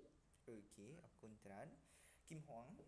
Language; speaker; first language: French; non-native, fluent; Khmer